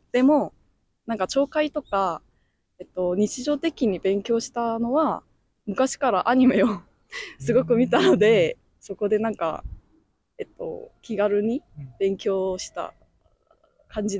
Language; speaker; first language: Japanese; non-native, fluent; Korean